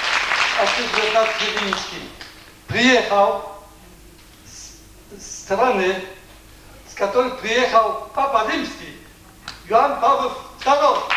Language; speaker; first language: Russian; non-native, learner; Polish